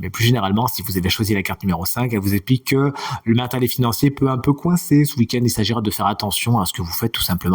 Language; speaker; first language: French; native; French